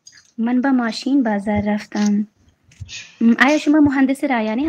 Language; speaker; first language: Persian; non-native, learner; Urdu